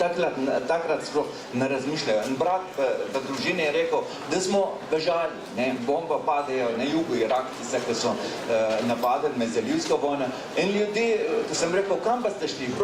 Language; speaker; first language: Slovenian; non-native, local second language; Arabic